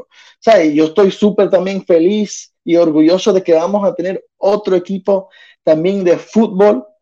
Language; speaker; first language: Spanish; early bilingual, heritage; Spanish